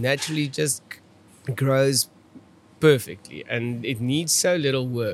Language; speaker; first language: English; non-native, local second language; Afrikaans